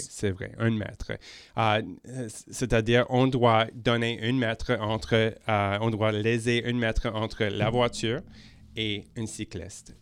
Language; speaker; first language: French; non-native, local second language; English